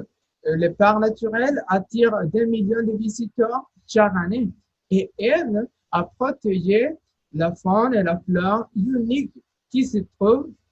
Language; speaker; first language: French; non-native, fluent; Spanish